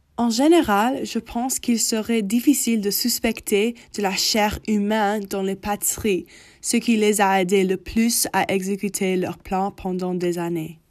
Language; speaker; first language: French; non-native, learner; English